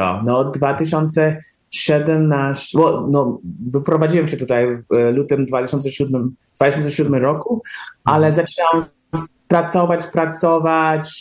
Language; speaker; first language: Polish; early bilingual, heritage; English